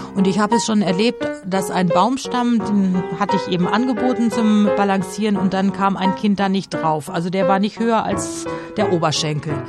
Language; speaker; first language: German; native; German